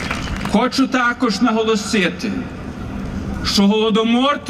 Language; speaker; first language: Ukrainian; early bilingual, heritage; Ukrainian